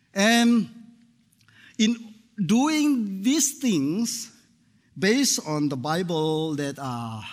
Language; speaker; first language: English; non-native, fluent; Burmese